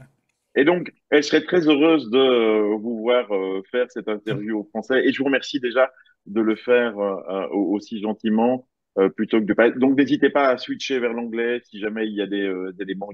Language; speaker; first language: French; native; French